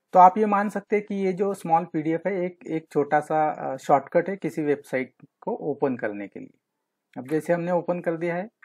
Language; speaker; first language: Hindi; non-native, local second language; Marathi